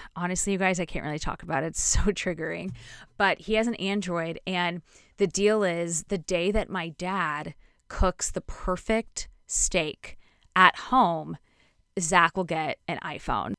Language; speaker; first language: English; native; English